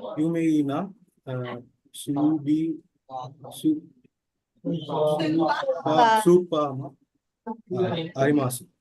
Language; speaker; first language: Japanese; non-native, learner; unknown